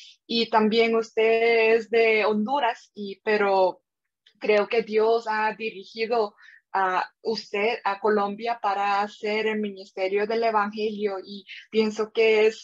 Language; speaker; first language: Spanish; non-native, fluent; Korean